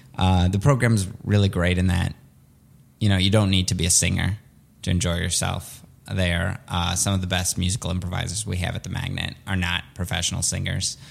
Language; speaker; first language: English; early bilingual, other home language; Russian